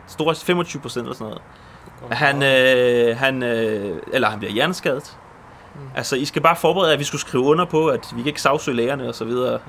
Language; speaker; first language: Danish; early bilingual, other home language; Polish